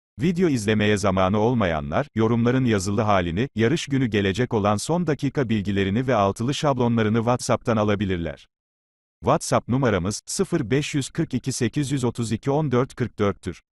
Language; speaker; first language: Turkish; native; Turkish